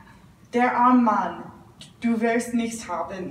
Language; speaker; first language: German; non-native, learner; English